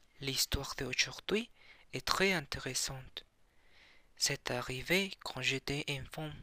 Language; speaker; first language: French; non-native, learner; Spanish